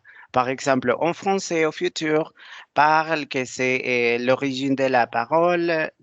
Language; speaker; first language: French; non-native, learner; Spanish